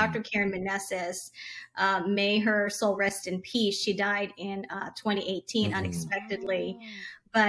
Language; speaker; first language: English; non-native, local second language; Hiligaynon